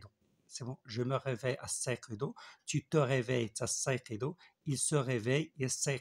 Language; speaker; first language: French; non-native, local second language; Arabic